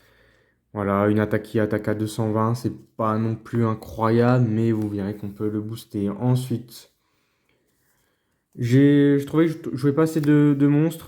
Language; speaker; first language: French; native; French